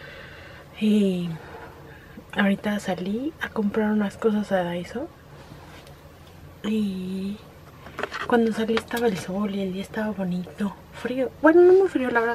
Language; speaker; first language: Spanish; native; Spanish